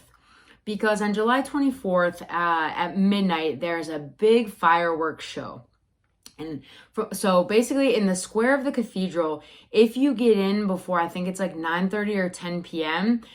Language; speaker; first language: English; native; English